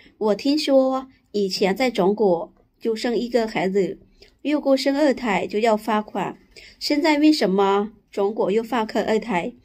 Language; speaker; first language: Chinese; non-native, fluent; Lao